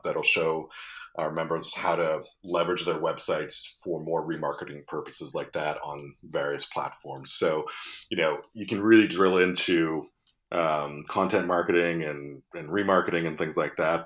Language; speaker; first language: English; native; English